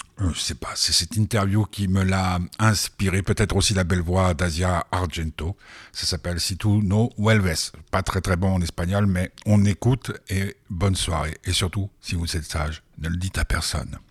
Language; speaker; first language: French; native; French